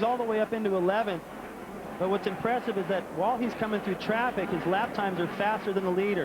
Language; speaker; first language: English; native; English